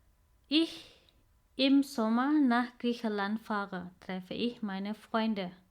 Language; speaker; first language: German; non-native, fluent; Indonesian